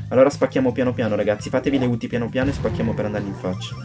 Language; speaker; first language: Italian; native; Italian